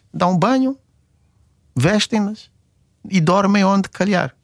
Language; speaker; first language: Portuguese; non-native, local second language; Kabuverdianu